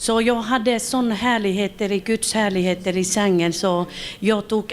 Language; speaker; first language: Swedish; non-native, local second language; Finnish